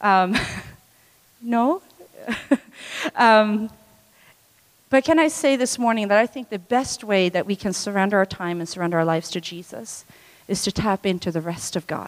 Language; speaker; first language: English; non-native, local second language; Swedish